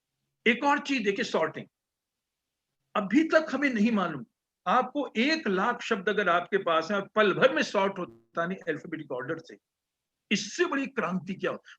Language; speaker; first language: Hindi; native; Hindi